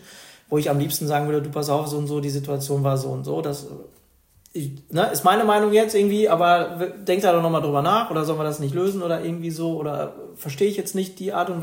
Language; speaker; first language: German; native; German